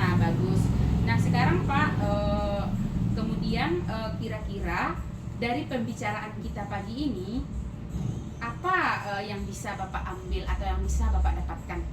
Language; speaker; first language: Indonesian; native; Indonesian